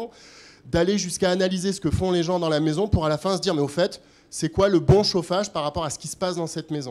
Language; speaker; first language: French; native; French